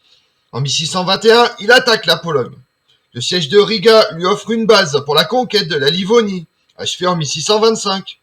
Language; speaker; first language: French; native; French